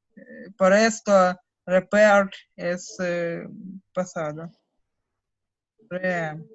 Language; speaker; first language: Spanish; non-native, learner; Russian